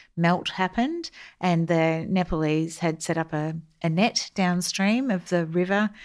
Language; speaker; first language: English; native; English